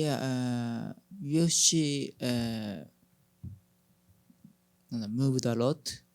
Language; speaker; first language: English; non-native, learner; Japanese